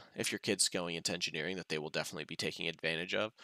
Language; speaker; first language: English; native; English